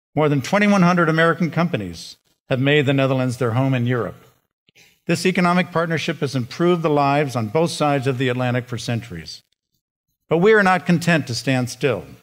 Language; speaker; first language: English; native; English